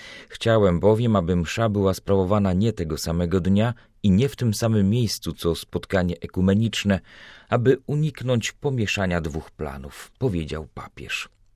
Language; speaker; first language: Polish; native; Polish